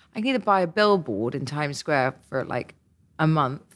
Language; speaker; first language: English; native; English